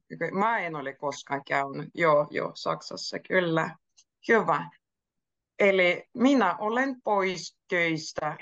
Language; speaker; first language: Finnish; native; Finnish